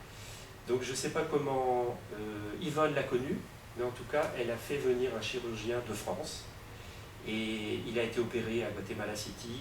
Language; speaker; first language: French; native; French